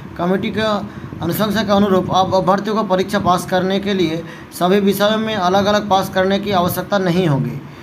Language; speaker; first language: Hindi; non-native, local second language; Bangla